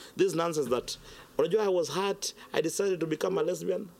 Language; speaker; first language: English; non-native, local second language; Swahili